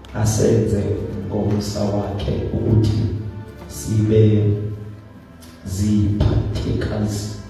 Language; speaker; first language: Zulu; non-native, local second language; Xhosa